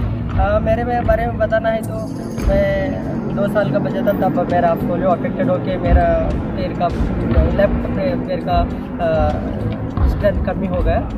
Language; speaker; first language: Hindi; non-native, local second language; Kannada